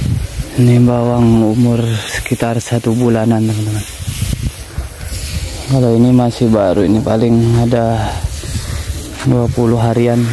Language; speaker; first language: Indonesian; non-native, local second language; Madurese